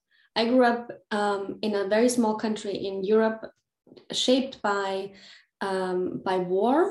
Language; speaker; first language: English; non-native, fluent; German